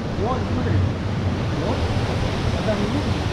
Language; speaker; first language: Russian; non-native, learner; Sinhala